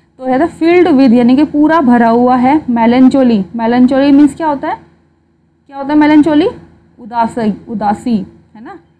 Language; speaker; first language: Hindi; native; Hindi